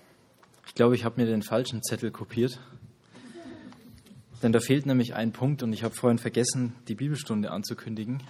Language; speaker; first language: German; native; German